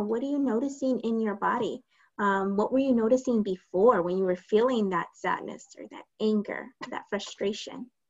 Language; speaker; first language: English; native; English